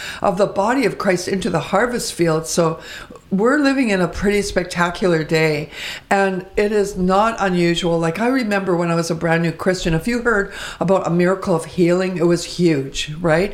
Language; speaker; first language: English; native; English